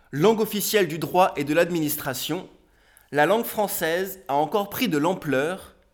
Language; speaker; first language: French; native; French